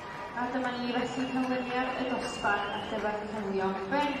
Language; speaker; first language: Welsh; native; Welsh